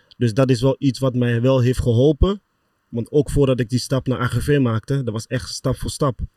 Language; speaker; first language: Dutch; early bilingual, other home language; Lingala